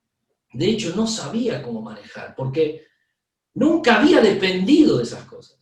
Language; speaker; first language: Spanish; native; Spanish